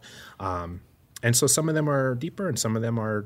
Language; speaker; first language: English; native; English